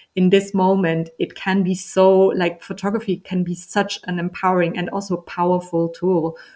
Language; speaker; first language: English; non-native, fluent; German